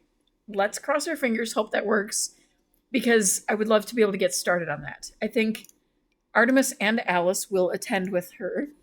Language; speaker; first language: English; native; English